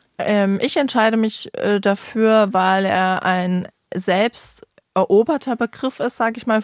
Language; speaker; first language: German; native; German